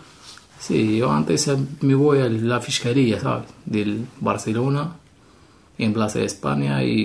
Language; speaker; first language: Spanish; non-native, learner; Arabic